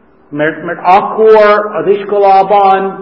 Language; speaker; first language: Hungarian; non-native, fluent; English